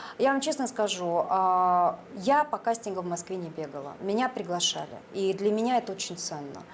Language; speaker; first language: Russian; native; Russian